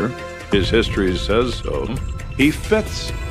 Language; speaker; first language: English; native; English